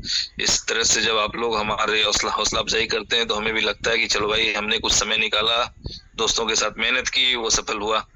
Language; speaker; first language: Hindi; native; Hindi